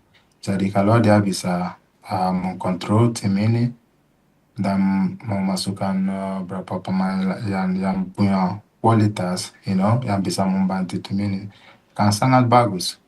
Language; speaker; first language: Indonesian; non-native, fluent; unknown